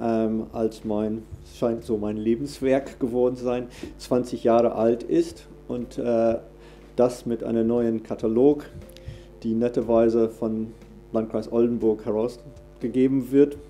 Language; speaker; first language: German; non-native, fluent; English